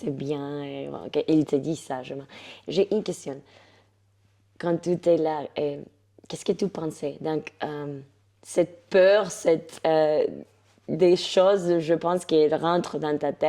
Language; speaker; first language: French; non-native, fluent; Spanish